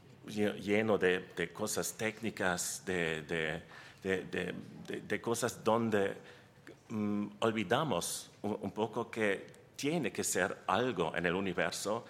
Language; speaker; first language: Spanish; non-native, learner; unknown